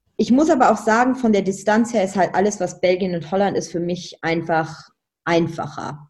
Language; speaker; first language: German; non-native, local second language; Luxembourgish